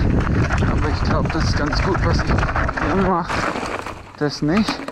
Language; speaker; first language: German; native; German